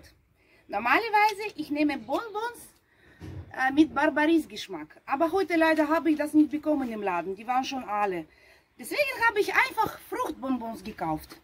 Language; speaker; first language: German; non-native, fluent; Russian